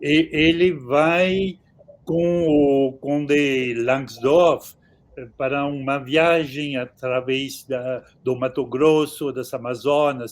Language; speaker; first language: Portuguese; non-native, fluent; French